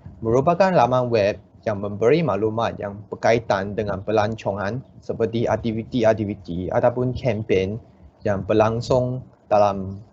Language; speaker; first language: Malay; non-native, local second language; Chinese